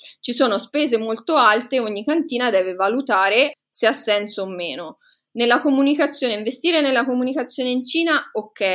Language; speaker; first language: Italian; native; Italian